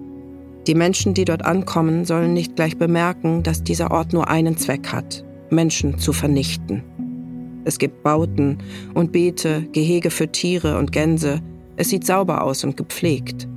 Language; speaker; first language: German; native; German